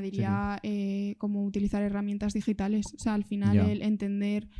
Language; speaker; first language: Spanish; native; Spanish